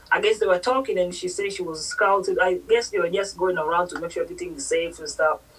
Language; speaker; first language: English; non-native, local second language; Swahili